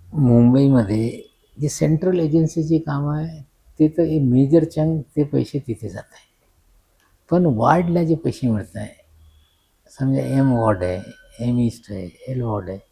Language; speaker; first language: Marathi; non-native, local second language; Urdu